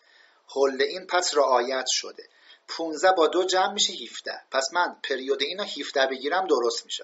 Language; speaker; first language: Persian; native; Persian